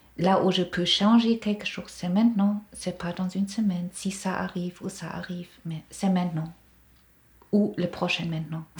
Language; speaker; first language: French; non-native, fluent; German